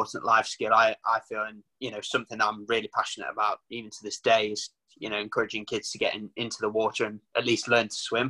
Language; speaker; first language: English; native; English